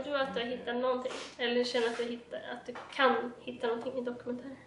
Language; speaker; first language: Swedish; native; Swedish